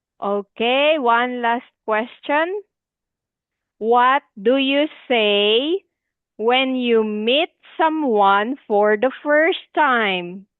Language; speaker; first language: English; non-native, fluent; Filipino